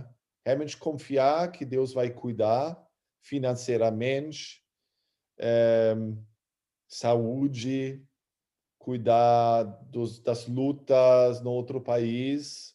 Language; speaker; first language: Portuguese; early bilingual, other home language; German